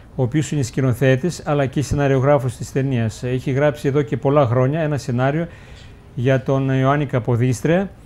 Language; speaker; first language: Greek; early bilingual, heritage; Uzbek